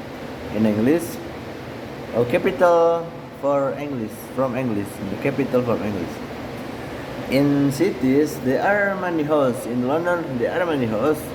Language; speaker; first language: English; non-native, learner; Indonesian